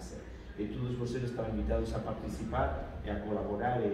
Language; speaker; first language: Portuguese; non-native, fluent; Spanish